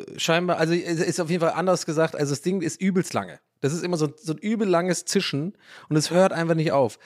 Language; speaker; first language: German; early bilingual, other home language; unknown